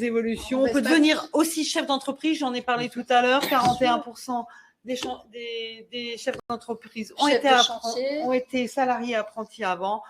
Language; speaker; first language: French; native; French